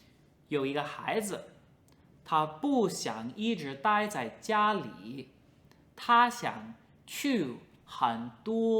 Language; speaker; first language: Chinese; non-native, fluent; English